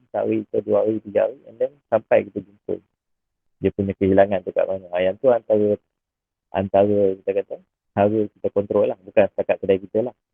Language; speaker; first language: Malay; native; Malay